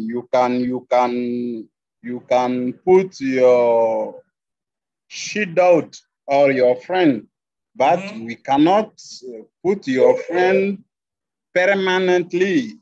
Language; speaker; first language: English; non-native, learner; French